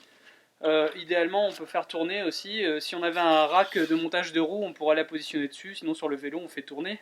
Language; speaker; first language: French; native; French